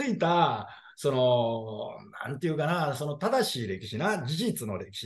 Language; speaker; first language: Japanese; native; Japanese